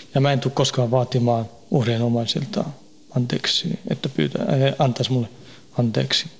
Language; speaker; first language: Finnish; early bilingual, heritage; Finnish